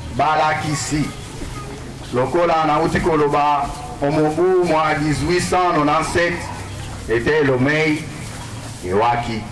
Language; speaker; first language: Lingala; native; Lingala